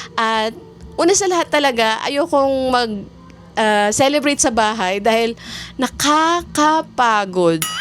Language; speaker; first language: Filipino; native; Filipino